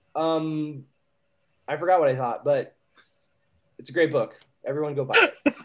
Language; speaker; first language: English; native; English